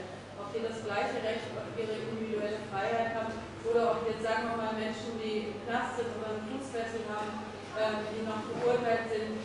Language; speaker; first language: German; native; German